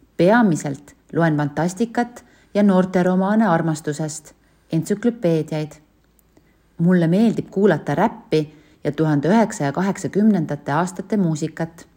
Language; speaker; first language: Estonian; non-native, local second language; Russian